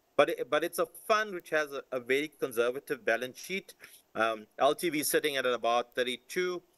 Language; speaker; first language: English; native; English